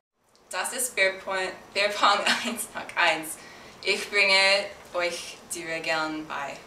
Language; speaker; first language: German; non-native, learner; English